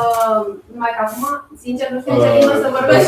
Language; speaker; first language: Romanian; non-native, learner; Spanish